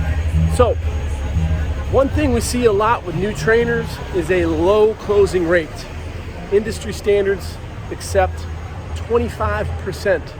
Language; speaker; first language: English; native; English